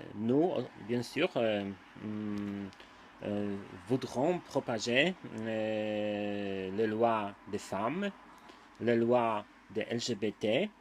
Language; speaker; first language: French; non-native, learner; Polish